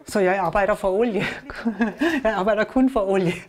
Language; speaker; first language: Danish; non-native, learner; German